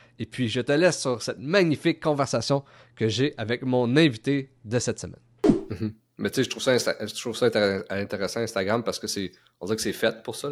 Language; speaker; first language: French; native; French